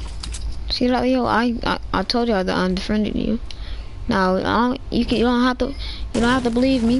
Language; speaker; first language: English; native; English